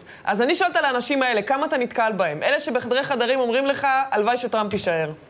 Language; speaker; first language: Hebrew; native; Hebrew